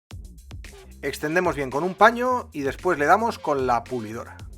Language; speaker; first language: Spanish; native; Spanish